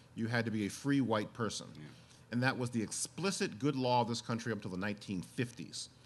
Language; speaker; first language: English; native; English